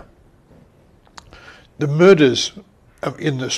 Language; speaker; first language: English; native; English